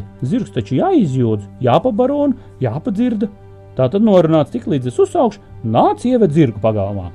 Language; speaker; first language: Latvian; native; Latvian